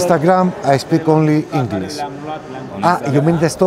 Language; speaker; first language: English; non-native, fluent; Greek